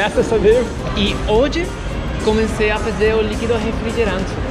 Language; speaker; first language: Portuguese; non-native, learner; Spanish